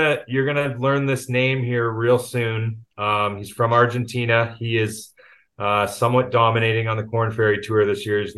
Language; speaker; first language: English; native; English